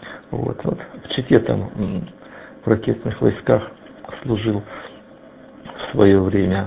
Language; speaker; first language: Russian; native; Russian